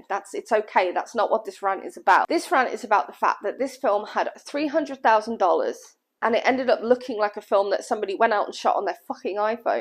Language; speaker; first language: English; native; English